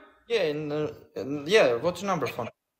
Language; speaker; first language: English; non-native, learner; Russian